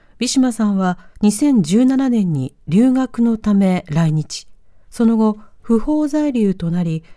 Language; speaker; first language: Japanese; native; Japanese